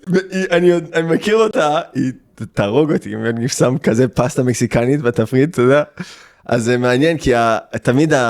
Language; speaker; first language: Hebrew; early bilingual, heritage; English